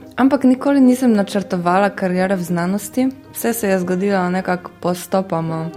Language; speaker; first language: Slovenian; non-native, fluent; Polish